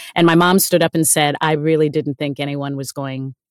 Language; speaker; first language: English; native; English